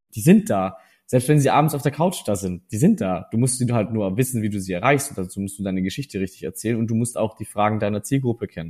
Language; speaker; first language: German; native; German